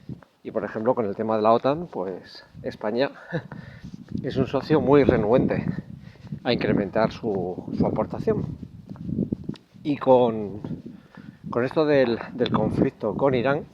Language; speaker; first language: Spanish; native; Spanish